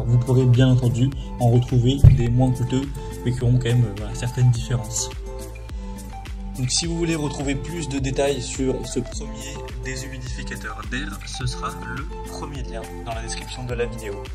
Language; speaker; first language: French; native; French